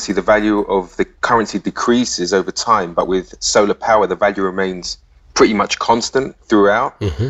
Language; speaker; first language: English; native; English